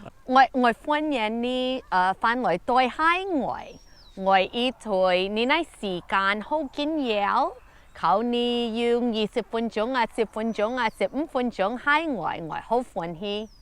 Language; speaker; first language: Cantonese; early bilingual, heritage; Cantonese